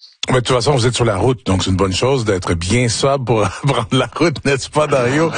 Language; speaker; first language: French; native; French